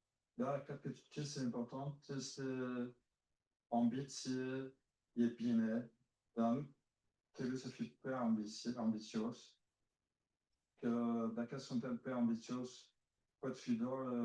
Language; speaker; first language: Romanian; early bilingual, other home language; French